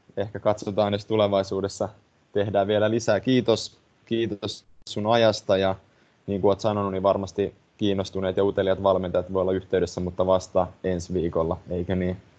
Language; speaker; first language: Finnish; native; Finnish